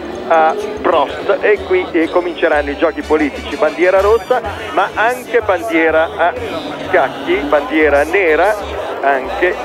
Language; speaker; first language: Italian; native; Italian